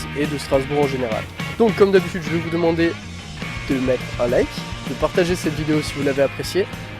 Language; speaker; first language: French; native; French